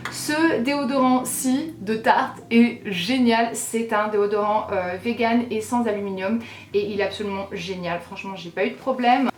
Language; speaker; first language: French; native; French